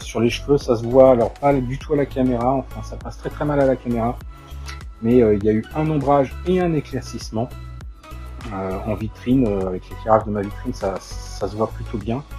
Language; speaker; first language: French; native; French